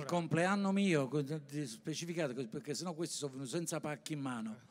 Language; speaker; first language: Italian; native; Italian